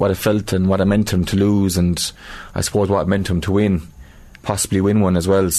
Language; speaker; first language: English; native; English